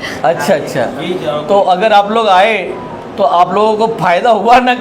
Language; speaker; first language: Hindi; native; Hindi